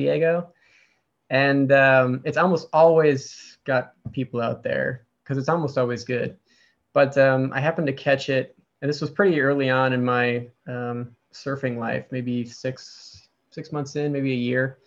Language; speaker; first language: English; native; English